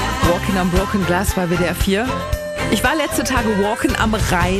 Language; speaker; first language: German; native; German